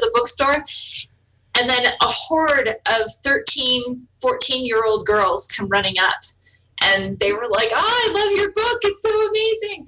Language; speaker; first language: English; non-native, fluent; German